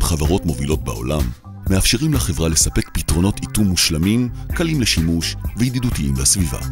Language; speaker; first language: Hebrew; native; Hebrew